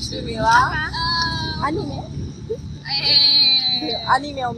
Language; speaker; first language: Japanese; non-native, learner; Indonesian